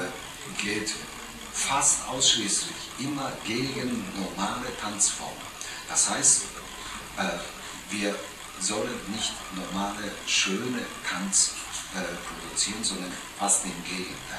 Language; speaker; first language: German; non-native, fluent; Japanese